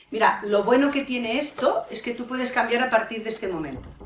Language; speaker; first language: Spanish; non-native, local second language; Catalan